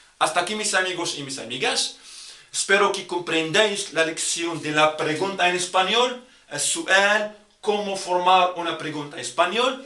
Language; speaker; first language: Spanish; non-native, fluent; Arabic